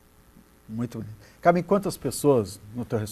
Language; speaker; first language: Portuguese; native; Portuguese